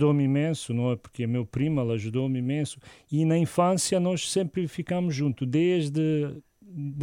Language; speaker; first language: Portuguese; non-native, learner; Croatian